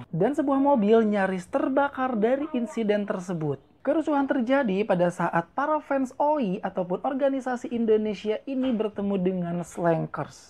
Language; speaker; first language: Indonesian; native; Indonesian